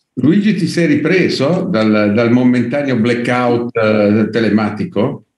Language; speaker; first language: Italian; native; Italian